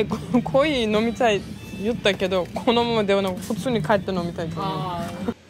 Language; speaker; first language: Japanese; non-native, fluent; Turkish